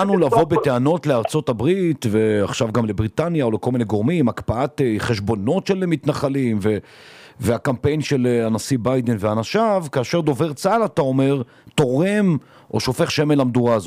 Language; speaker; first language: Hebrew; native; Hebrew